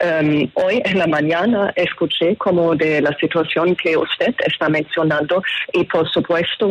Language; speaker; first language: Spanish; non-native, fluent; German